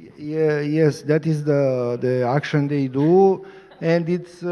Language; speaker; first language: English; non-native, learner; Romanian